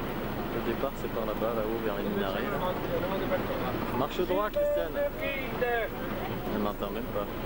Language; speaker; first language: French; native; French